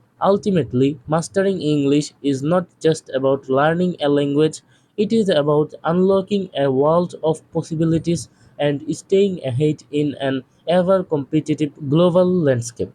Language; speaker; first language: English; non-native, local second language; Bangla